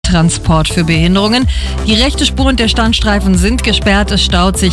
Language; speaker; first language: German; native; German